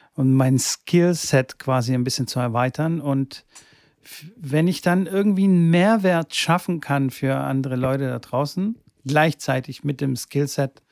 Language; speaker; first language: German; early bilingual, other home language; Bulgarian